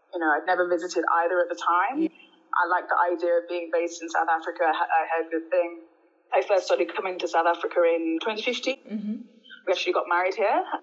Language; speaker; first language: English; native; English